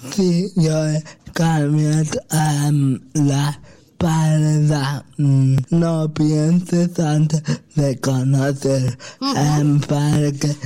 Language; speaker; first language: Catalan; non-native, local second language; Spanish